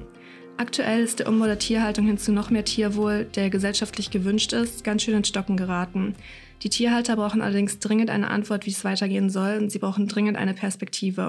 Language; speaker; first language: German; native; German